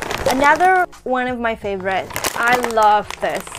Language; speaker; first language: English; non-native, fluent; Chinese